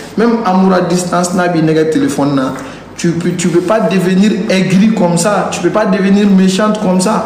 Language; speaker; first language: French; non-native, local second language; Bambara